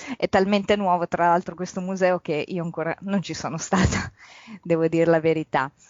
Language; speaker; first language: Italian; early bilingual, other home language; Polish